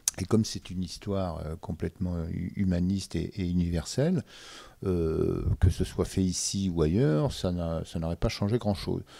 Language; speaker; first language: French; native; French